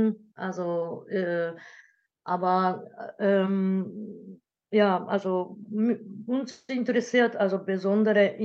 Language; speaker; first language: German; non-native, learner; Japanese